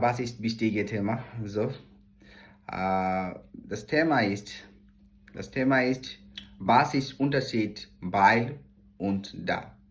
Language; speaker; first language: German; non-native, learner; Bangla